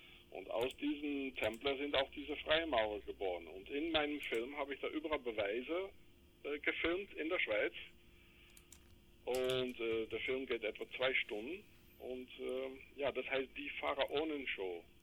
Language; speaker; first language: German; non-native, fluent; English